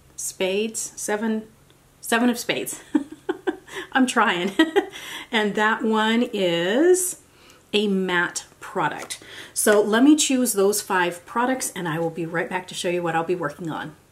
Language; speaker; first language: English; native; English